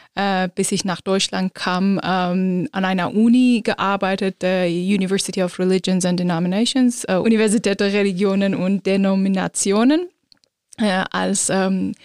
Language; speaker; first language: German; non-native, fluent; Azerbaijani